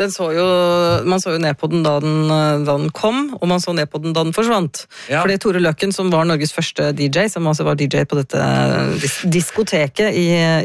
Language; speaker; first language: Norwegian; native; Norwegian